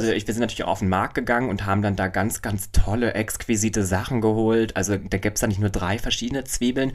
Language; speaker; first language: German; native; German